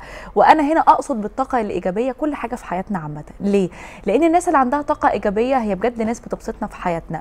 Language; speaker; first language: Arabic; native; Arabic